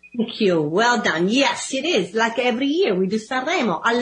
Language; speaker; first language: English; non-native, fluent; Italian